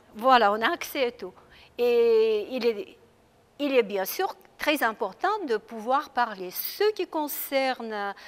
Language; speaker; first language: French; non-native, fluent; Russian